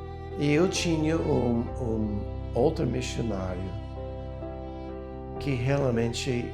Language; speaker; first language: Portuguese; non-native, fluent; English